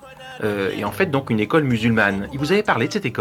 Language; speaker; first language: French; native; French